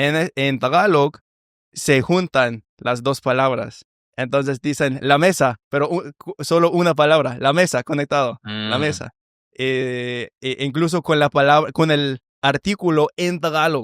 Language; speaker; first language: Spanish; non-native, fluent; English